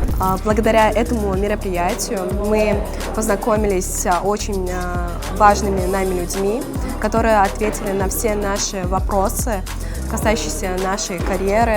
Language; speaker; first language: Russian; non-native, local second language; Uzbek